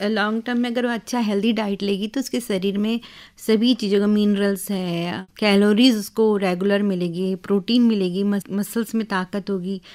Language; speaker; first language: Hindi; native; Hindi